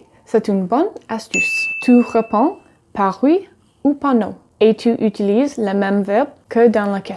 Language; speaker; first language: French; non-native, learner; English